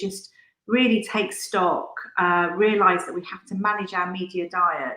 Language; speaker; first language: English; native; English